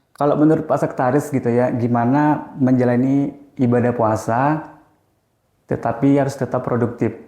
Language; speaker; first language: Indonesian; native; Indonesian